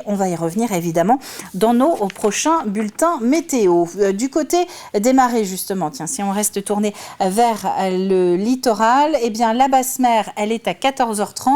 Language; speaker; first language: French; native; French